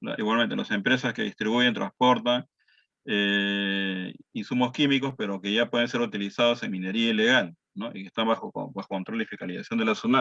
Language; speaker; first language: Spanish; native; Spanish